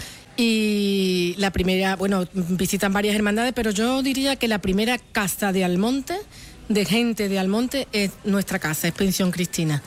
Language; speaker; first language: Spanish; native; Spanish